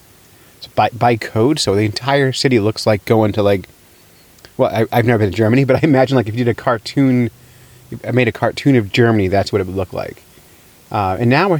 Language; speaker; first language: English; native; English